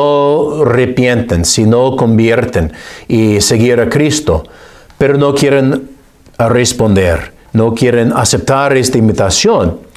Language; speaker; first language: Spanish; non-native, fluent; English